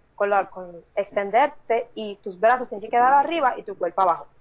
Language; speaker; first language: Spanish; native; Spanish